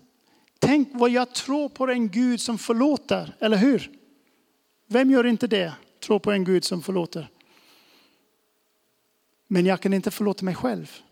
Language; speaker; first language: Swedish; non-native, fluent; English